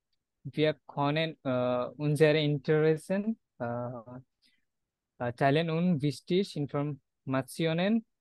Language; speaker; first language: German; non-native, learner; Bangla